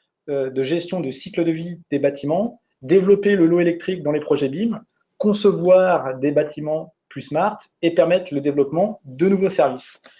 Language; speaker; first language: French; native; French